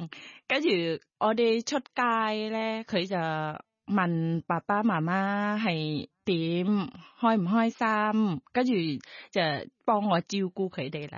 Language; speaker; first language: Cantonese; non-native, learner; Thai